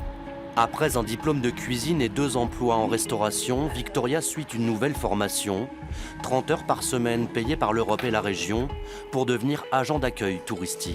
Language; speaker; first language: French; native; French